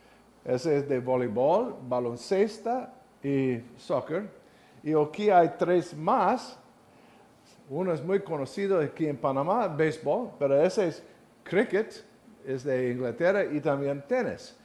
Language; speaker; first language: Spanish; non-native, learner; English